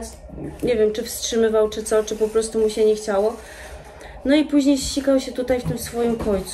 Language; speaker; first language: Polish; native; Polish